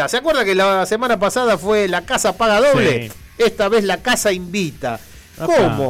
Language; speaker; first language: Spanish; native; Spanish